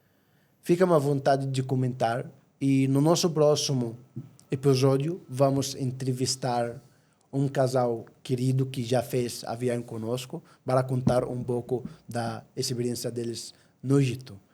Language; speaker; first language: Portuguese; non-native, fluent; Arabic